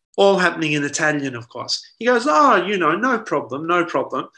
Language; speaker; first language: English; early bilingual, other home language; Italian